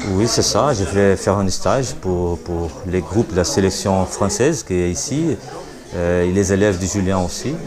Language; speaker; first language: French; non-native, learner; Portuguese